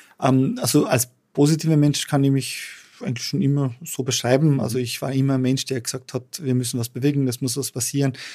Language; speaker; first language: German; non-native, fluent; Albanian